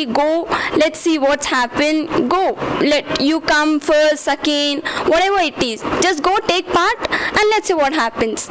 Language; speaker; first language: English; non-native, local second language; Kannada